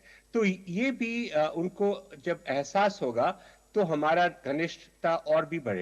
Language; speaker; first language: Hindi; native; Hindi